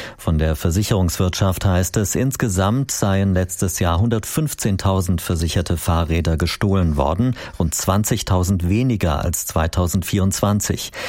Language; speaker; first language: German; native; German